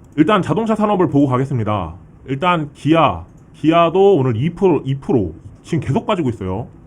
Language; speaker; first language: Korean; early bilingual, heritage; Korean